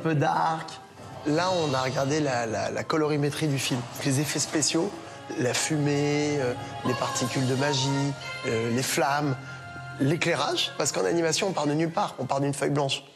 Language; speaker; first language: French; native; French